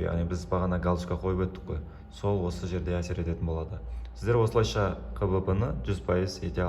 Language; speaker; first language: Kazakh; native; Kazakh